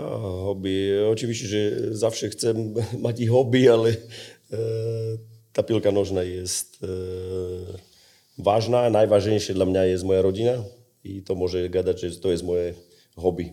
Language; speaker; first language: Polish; non-native, learner; Slovak